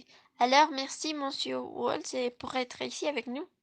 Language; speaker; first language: French; non-native, learner; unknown